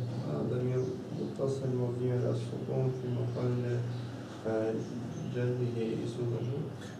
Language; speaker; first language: Arabic; non-native, learner; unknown